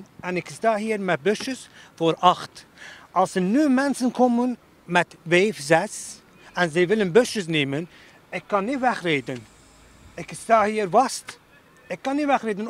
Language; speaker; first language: Dutch; non-native, learner; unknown